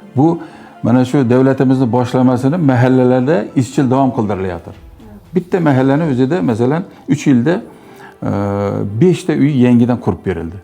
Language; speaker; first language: Uzbek; native; Uzbek